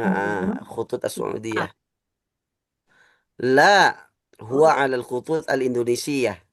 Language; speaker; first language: Arabic; non-native, fluent; Indonesian